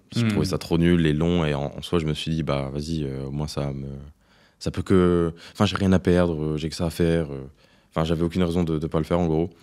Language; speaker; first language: French; native; French